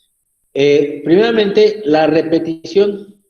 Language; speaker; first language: Spanish; native; Spanish